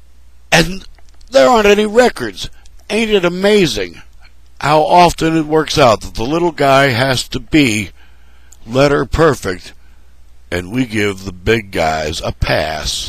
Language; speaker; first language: English; native; English